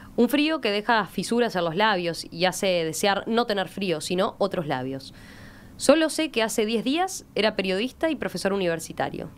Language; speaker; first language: Spanish; native; Spanish